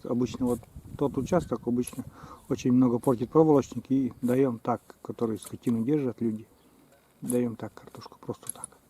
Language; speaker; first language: Russian; native; Russian